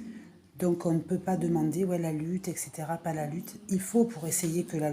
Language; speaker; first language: French; native; French